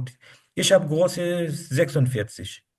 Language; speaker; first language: German; non-native, fluent; Urdu